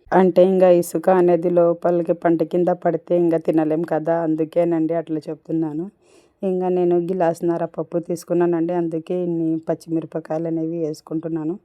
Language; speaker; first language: Telugu; non-native, local second language; Urdu